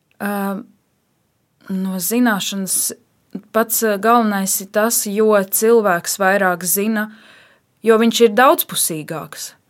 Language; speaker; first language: Latvian; native; Latvian